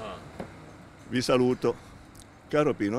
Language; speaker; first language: Italian; native; Italian